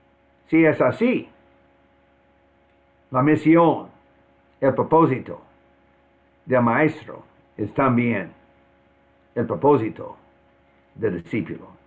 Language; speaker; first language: Spanish; non-native, fluent; English